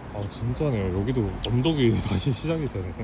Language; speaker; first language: Korean; native; Korean